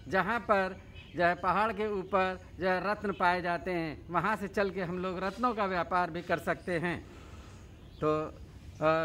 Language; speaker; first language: Hindi; native; Hindi